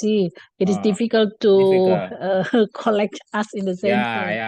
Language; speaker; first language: English; non-native, learner; Indonesian